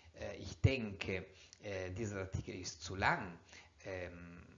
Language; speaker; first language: German; non-native, fluent; Italian